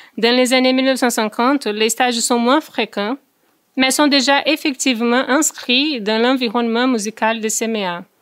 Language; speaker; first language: French; non-native, fluent; Portuguese